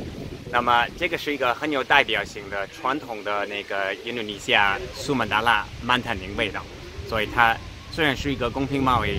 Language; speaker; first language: Chinese; non-native, fluent; English